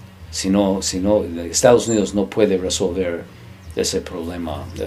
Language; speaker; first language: Spanish; non-native, fluent; English